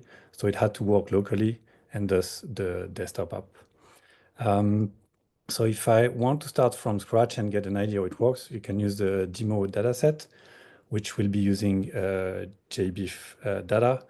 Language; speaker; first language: English; non-native, fluent; French